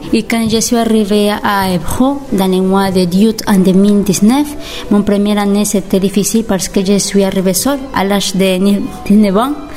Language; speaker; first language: French; non-native, learner; Spanish